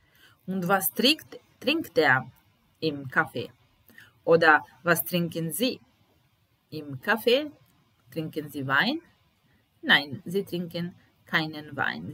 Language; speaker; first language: German; non-native, fluent; Italian